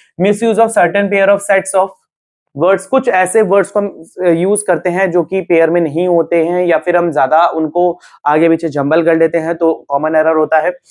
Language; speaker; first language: Hindi; native; Hindi